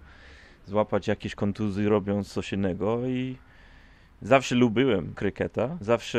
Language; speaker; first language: Polish; non-native, fluent; English